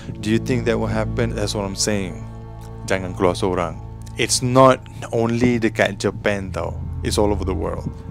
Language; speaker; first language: English; non-native, local second language; Malay